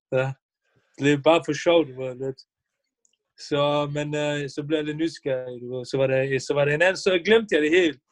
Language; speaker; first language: Danish; early bilingual, other home language; Bosnian